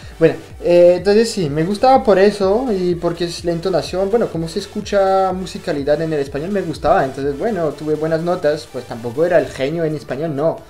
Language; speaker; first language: Spanish; non-native, fluent; French